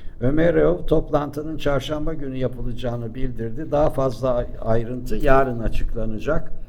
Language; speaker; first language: Turkish; native; Turkish